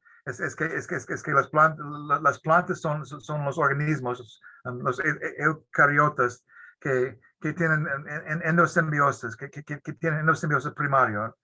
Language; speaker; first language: Spanish; non-native, fluent; English